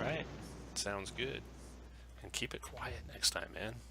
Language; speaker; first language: English; native; English